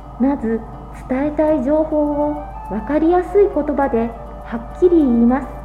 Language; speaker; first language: Japanese; native; Japanese